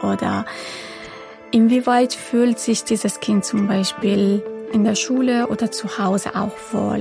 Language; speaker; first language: German; non-native, fluent; Persian